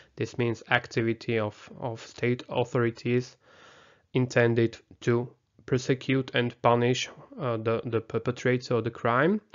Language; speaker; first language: English; non-native, fluent; Slovak